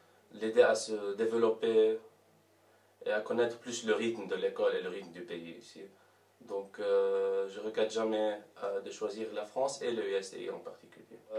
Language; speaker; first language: French; non-native, local second language; Arabic